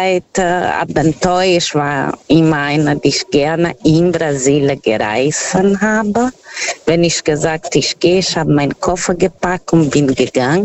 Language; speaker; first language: German; non-native, learner; Portuguese